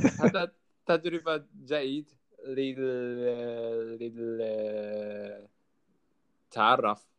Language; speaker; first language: Arabic; non-native, learner; Japanese